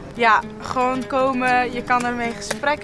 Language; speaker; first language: Dutch; early bilingual, other home language; Mongolian